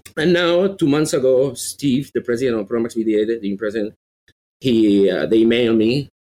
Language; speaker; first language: English; non-native, fluent; Spanish